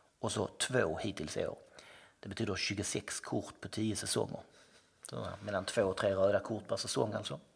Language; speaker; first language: Swedish; native; Swedish